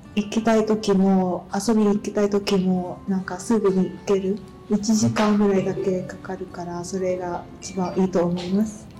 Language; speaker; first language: Japanese; non-native, fluent; Vietnamese